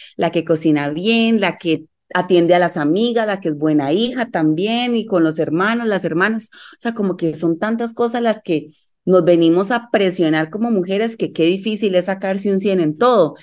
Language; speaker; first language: Spanish; native; Spanish